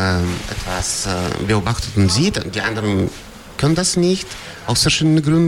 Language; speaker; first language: German; non-native, fluent; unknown